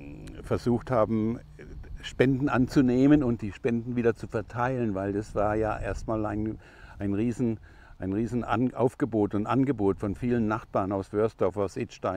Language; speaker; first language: German; non-native, fluent; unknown